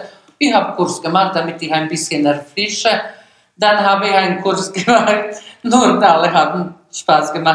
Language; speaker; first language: German; non-native, fluent; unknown